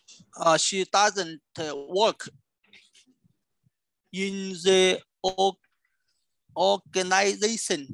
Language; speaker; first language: English; non-native, learner; Vietnamese